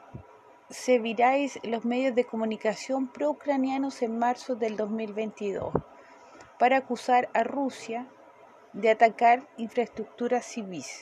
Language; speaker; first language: Portuguese; non-native, learner; Spanish